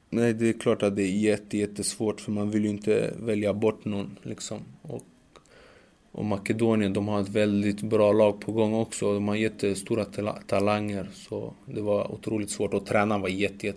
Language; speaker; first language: Swedish; early bilingual, other home language; Macedonian